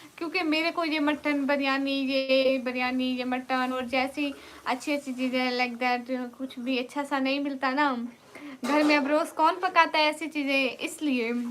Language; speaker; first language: Urdu; non-native, local second language; Punjabi